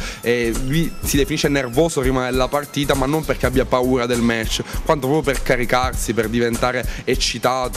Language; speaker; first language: Italian; native; Italian